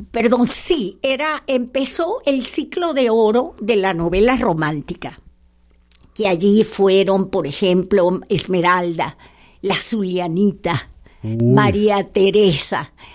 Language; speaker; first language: Spanish; native; Spanish